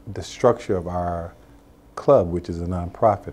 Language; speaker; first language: English; native; English